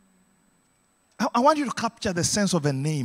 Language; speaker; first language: English; non-native, local second language; Ganda